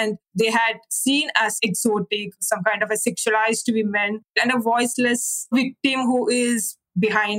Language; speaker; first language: English; non-native, local second language; Malayalam